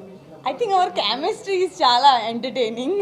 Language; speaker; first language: Telugu; non-native, local second language; Gujarati